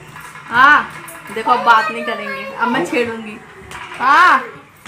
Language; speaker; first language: Hindi; native; Hindi